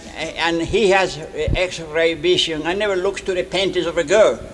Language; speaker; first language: English; non-native, fluent; Spanish